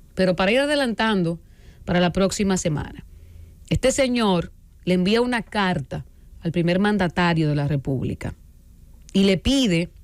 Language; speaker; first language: Spanish; native; Spanish